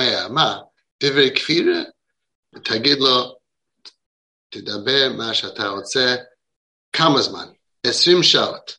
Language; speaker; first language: Hebrew; non-native, fluent; English